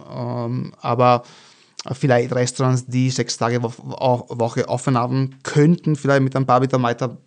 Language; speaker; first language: German; non-native, fluent; Italian